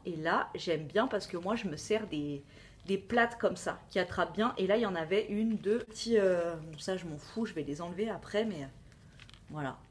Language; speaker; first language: French; native; French